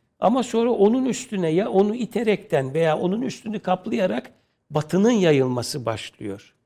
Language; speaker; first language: Turkish; native; Turkish